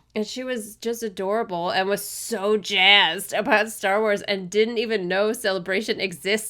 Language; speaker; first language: English; native; English